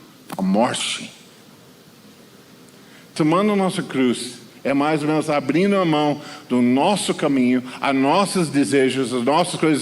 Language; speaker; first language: Portuguese; non-native, fluent; English